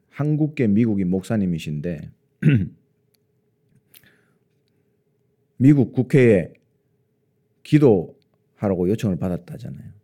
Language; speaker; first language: Korean; native; Korean